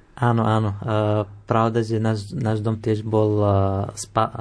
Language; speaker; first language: Slovak; non-native, fluent; Arabic